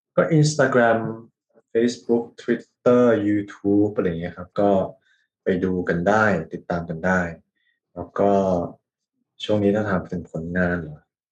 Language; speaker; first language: Thai; native; Thai